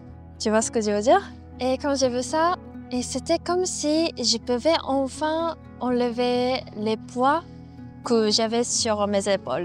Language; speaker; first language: French; non-native, fluent; Japanese